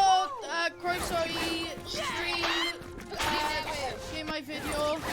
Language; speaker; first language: Welsh; non-native, local second language; English